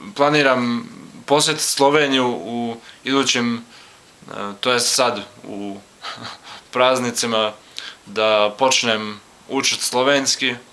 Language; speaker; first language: Croatian; early bilingual, heritage; Croatian